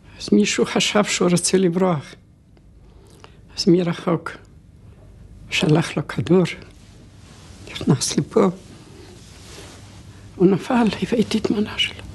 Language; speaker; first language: Hebrew; non-native, fluent; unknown